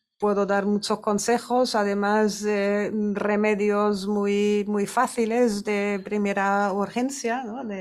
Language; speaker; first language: Spanish; non-native, fluent; German